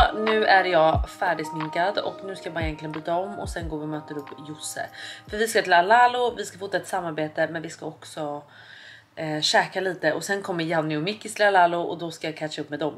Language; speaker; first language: Swedish; native; Swedish